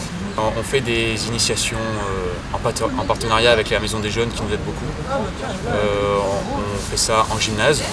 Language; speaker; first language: French; native; French